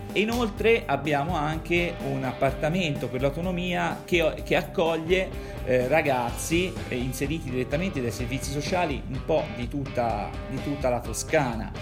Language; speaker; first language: Italian; native; Italian